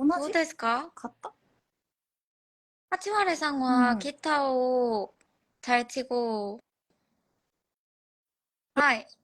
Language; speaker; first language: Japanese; non-native, learner; Korean